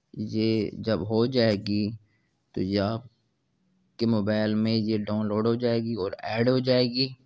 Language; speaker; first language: Urdu; non-native, local second language; Punjabi